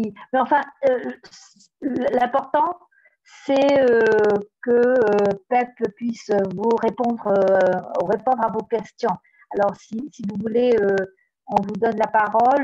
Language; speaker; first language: French; non-native, fluent; Spanish